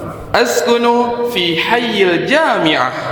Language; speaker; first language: Arabic; non-native, fluent; Indonesian